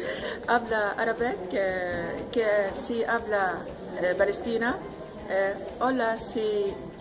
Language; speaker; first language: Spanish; non-native, learner; Arabic